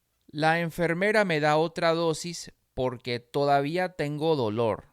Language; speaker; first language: Spanish; non-native, fluent; English